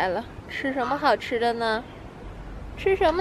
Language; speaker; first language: Chinese; native; Chinese